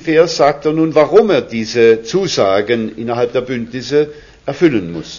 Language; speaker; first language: German; native; German